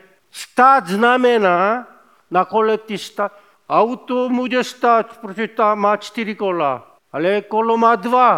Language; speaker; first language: Czech; non-native, fluent; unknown